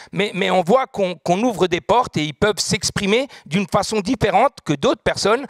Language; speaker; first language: French; native; French